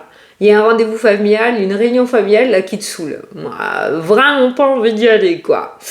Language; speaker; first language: French; native; French